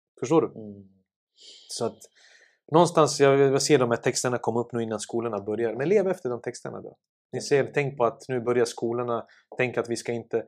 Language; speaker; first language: Swedish; early bilingual, other home language; Serbian